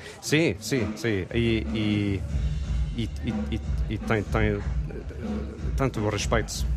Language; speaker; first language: Portuguese; non-native, learner; English